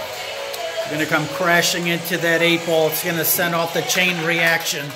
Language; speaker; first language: English; native; English